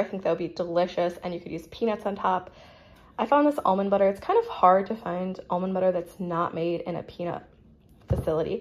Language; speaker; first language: English; native; English